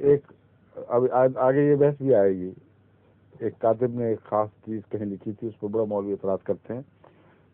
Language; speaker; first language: Urdu; native; Urdu